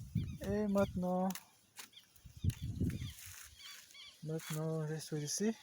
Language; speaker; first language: French; non-native, learner; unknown